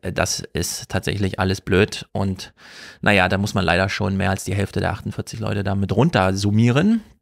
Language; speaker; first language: German; native; German